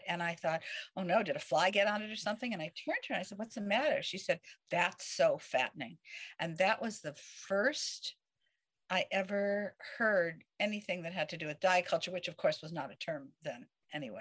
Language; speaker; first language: English; native; English